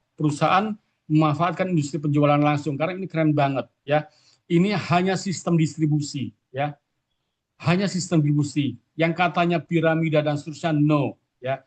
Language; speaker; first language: Indonesian; native; Indonesian